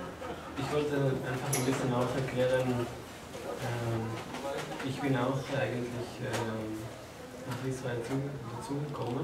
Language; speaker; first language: German; non-native, fluent; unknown